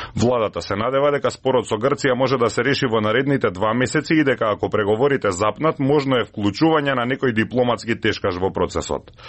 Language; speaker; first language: Macedonian; native; Macedonian